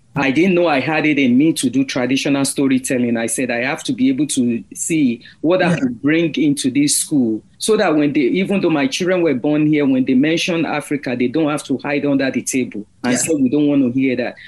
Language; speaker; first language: English; non-native, local second language; Yoruba